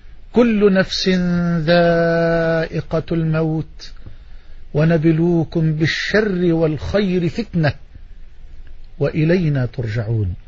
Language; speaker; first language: Arabic; native; Arabic